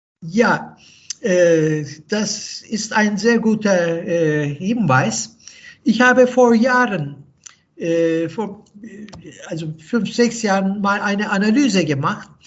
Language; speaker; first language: German; non-native, fluent; Turkish